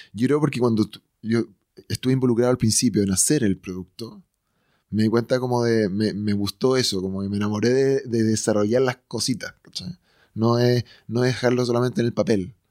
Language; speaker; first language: Spanish; native; Spanish